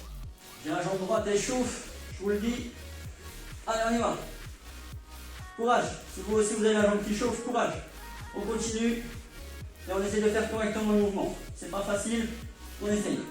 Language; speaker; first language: French; native; French